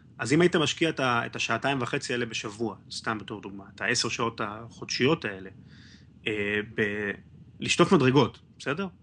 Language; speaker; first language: Hebrew; native; Hebrew